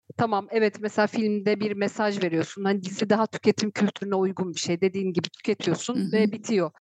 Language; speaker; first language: Turkish; native; Turkish